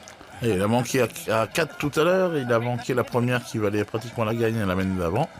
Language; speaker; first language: French; native; French